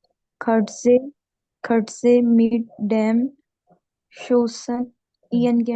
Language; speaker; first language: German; non-native, learner; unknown